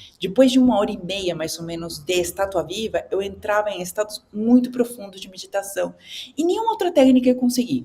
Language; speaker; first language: Portuguese; non-native, fluent; Spanish